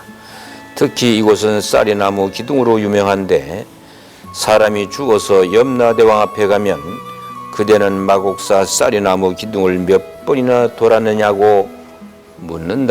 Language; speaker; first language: Korean; native; Korean